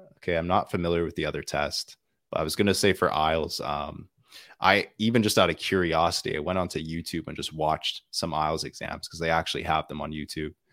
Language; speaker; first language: English; native; English